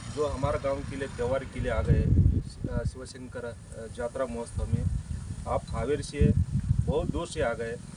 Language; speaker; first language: Hindi; non-native, local second language; Kannada